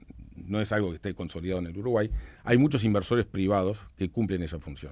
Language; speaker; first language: Spanish; native; Spanish